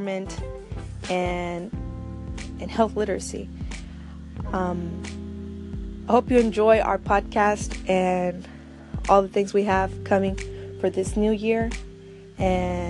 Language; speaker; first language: English; native; English